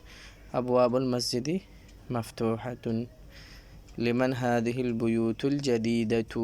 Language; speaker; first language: Arabic; non-native, fluent; Urdu